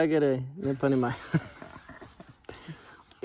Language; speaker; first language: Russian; non-native, learner; English